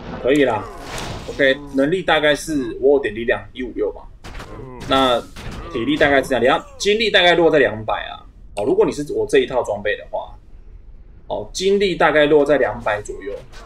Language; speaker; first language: Chinese; native; Chinese